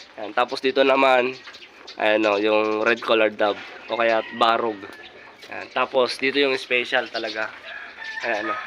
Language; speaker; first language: Filipino; native; Filipino